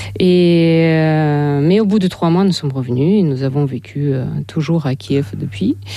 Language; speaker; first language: French; non-native, fluent; Russian